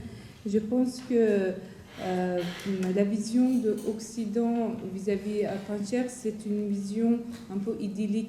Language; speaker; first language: French; non-native, fluent; Persian